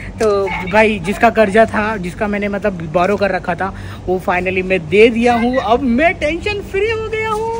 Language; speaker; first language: Hindi; native; Hindi